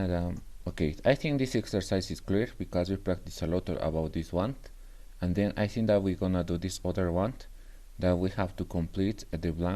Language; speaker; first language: English; non-native, learner; Spanish